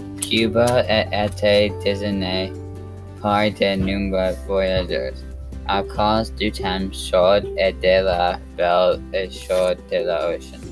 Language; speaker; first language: French; non-native, learner; English